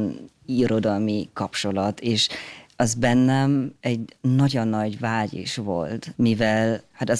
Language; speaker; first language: Hungarian; early bilingual, heritage; German